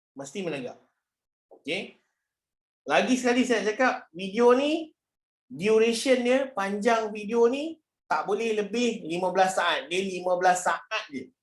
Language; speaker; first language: Malay; native; Malay